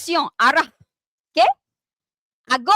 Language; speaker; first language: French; non-native, fluent; Malay